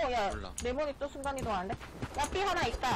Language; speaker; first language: Korean; native; Korean